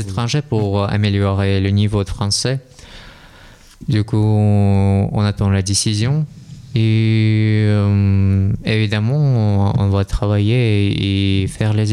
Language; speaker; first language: French; non-native, learner; Russian